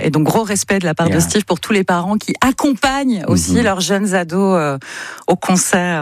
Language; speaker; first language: French; native; French